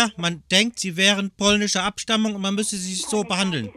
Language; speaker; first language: German; native; German